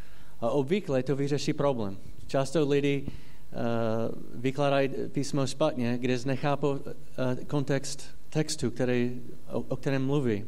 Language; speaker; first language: Czech; non-native, fluent; English